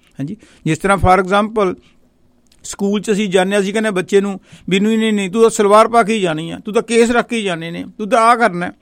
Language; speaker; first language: Punjabi; native; Punjabi